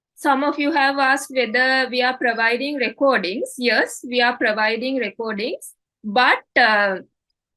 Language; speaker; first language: English; non-native, local second language; Sinhala